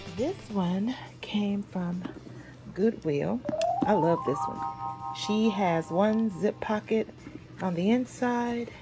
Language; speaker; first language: English; native; English